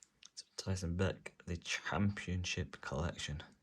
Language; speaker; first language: English; native; English